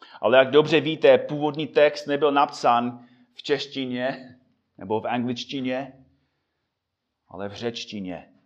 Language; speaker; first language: Czech; non-native, fluent; English